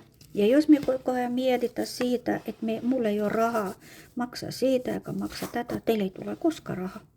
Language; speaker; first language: Finnish; non-native, fluent; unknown